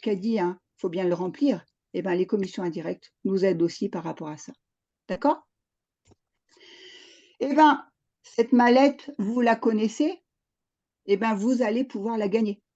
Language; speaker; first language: French; native; French